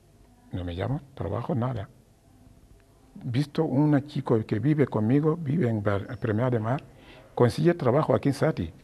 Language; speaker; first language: Spanish; non-native, learner; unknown